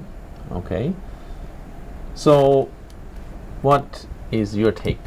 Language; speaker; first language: English; non-native, fluent; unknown